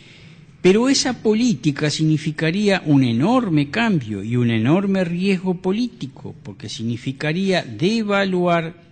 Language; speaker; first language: Spanish; native; Spanish